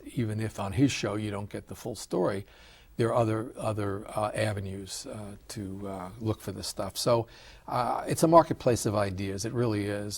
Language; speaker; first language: English; native; English